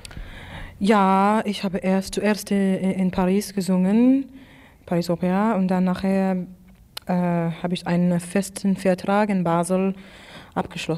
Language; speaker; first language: German; non-native, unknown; English